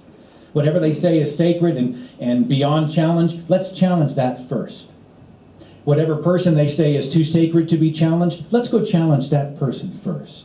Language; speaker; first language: English; native; English